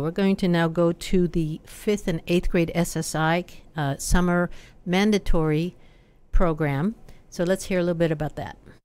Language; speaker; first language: English; native; English